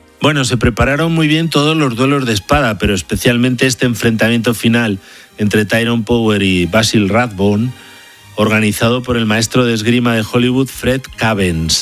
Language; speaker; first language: Spanish; native; Spanish